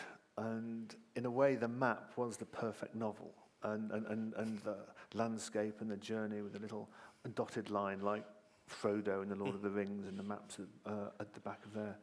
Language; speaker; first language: English; native; English